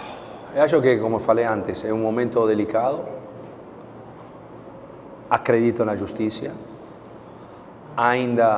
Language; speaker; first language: Portuguese; non-native, fluent; Spanish